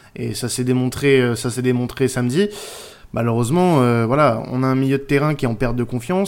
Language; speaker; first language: French; native; French